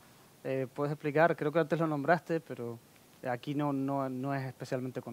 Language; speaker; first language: Spanish; native; Spanish